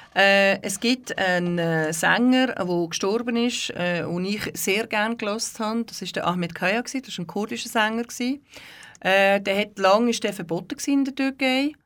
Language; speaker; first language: German; early bilingual, other home language; Turkish